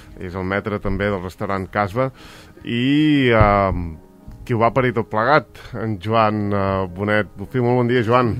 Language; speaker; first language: Catalan; native; Catalan